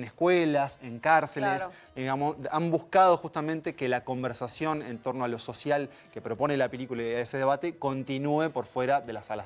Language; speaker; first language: Spanish; native; Spanish